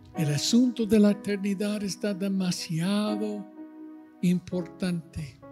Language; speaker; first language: Spanish; non-native, fluent; English